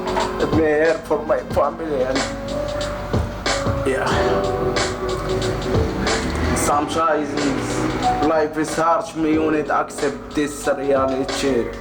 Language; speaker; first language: English; non-native, learner; French